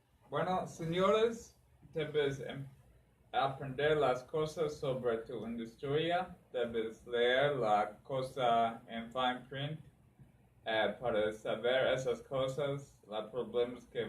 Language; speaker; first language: Spanish; non-native, learner; English